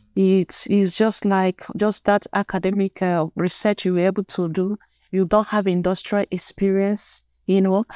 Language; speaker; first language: English; non-native, local second language; Igbo